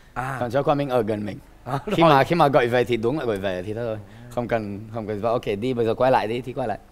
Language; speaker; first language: Vietnamese; non-native, fluent; Romanian